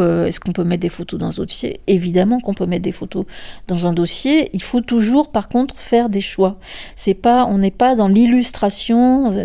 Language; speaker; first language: French; native; French